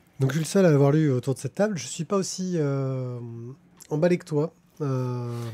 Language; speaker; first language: French; native; French